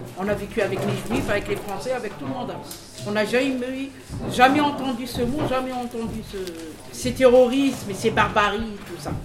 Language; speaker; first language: French; non-native, local second language; Arabic